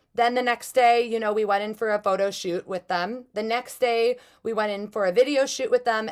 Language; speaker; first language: English; native; English